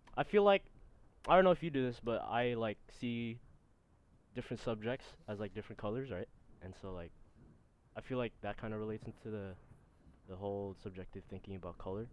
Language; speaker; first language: English; early bilingual, other home language; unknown